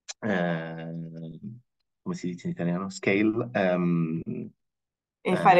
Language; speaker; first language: Italian; non-native, fluent; Spanish